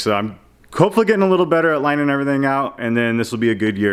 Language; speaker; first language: English; native; English